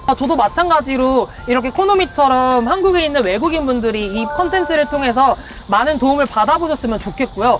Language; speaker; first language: Korean; native; Korean